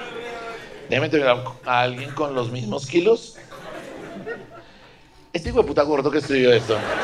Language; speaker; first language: Spanish; native; Spanish